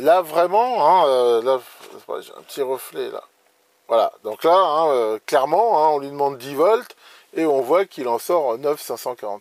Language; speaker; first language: French; native; French